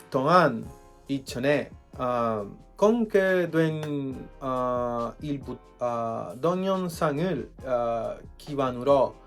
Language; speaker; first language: Korean; non-native, learner; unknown